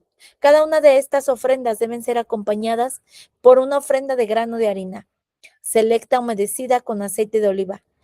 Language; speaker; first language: Spanish; native; Spanish